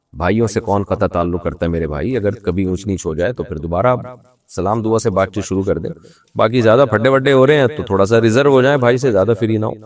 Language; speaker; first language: Urdu; native; Urdu